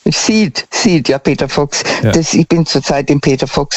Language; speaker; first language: German; native; German